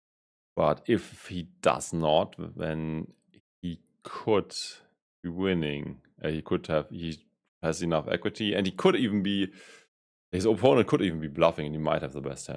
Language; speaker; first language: English; non-native, fluent; German